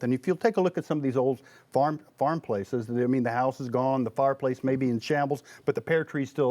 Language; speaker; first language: English; native; English